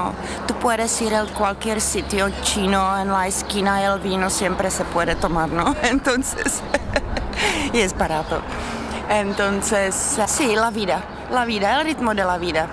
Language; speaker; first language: Spanish; non-native, learner; Czech